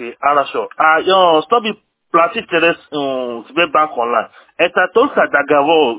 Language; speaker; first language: Russian; non-native, learner; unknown